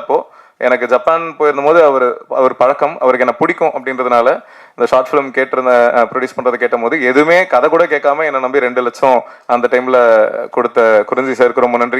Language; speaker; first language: Tamil; native; Tamil